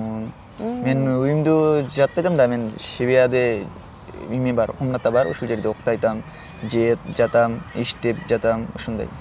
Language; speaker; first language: Kyrgyz; non-native, learner; Bangla